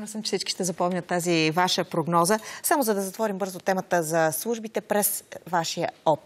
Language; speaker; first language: Bulgarian; native; Bulgarian